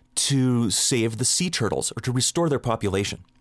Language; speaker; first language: English; native; English